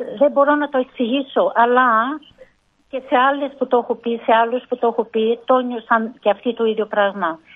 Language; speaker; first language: Greek; early bilingual, heritage; Greek